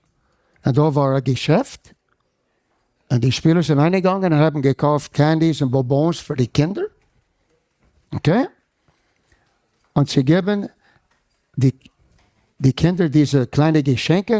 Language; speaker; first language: German; non-native, fluent; English